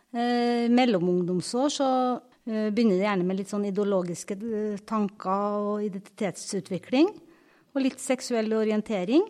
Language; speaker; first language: Norwegian; native; Norwegian